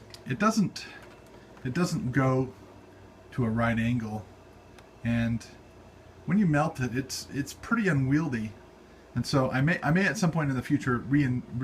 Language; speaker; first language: English; native; English